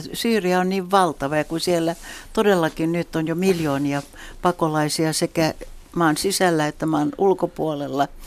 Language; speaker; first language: Finnish; non-native, local second language; Swedish